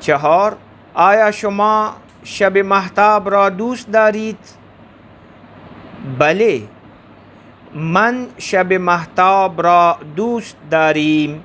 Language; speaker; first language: Persian; non-native, fluent; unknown